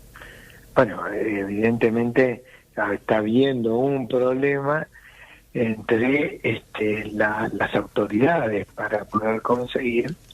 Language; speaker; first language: Spanish; native; Spanish